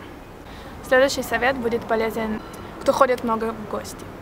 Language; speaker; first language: Russian; early bilingual, heritage; Russian